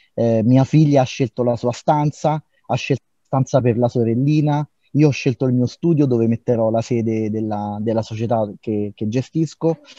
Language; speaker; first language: Italian; native; Italian